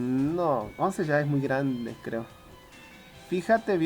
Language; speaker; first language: Spanish; native; Spanish